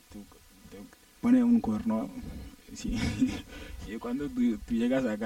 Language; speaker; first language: Spanish; non-native, learner; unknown